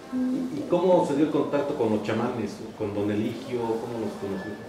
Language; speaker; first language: Spanish; native; Spanish